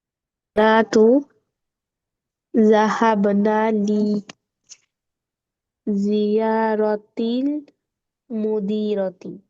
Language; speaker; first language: Arabic; non-native, learner; Bangla